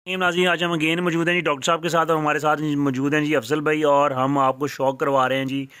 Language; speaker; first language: Urdu; non-native, local second language; Punjabi